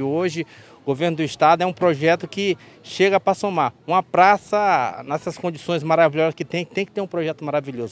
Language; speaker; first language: Portuguese; native; Portuguese